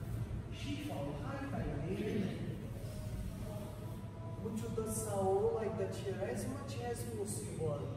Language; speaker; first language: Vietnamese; non-native, learner; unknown